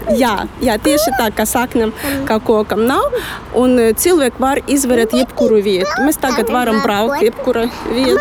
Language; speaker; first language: Latvian; non-native, learner; Russian